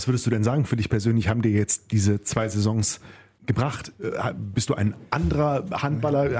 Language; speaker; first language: German; native; German